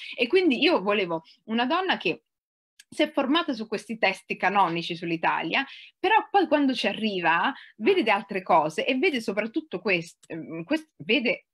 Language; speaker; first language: Italian; early bilingual, other home language; Somali